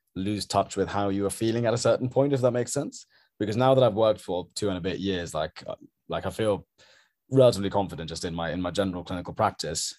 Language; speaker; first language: English; native; English